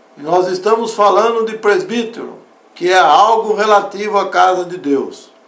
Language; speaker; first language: Portuguese; native; Portuguese